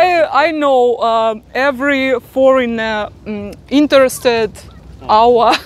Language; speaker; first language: English; non-native, learner; Russian